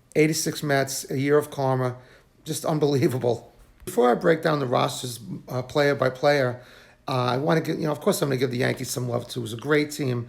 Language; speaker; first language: English; native; English